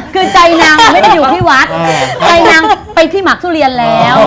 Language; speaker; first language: Thai; native; Thai